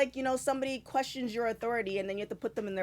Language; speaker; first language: English; native; English